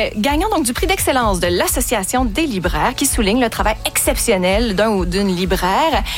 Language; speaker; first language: French; native; French